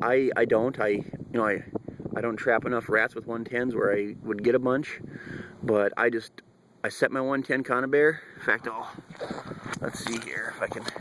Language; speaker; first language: English; native; English